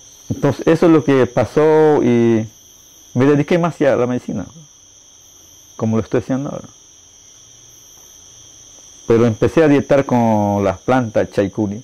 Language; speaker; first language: Spanish; non-native, local second language; Shipibo-Conibo